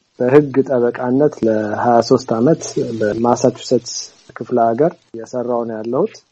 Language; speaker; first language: Amharic; native; Amharic